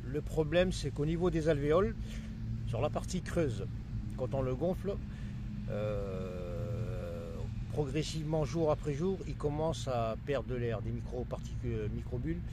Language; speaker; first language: French; non-native, local second language; Arabic